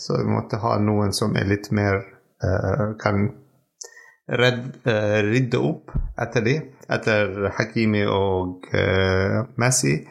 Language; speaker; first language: Norwegian; non-native, fluent; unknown